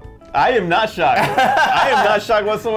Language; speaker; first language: English; native; English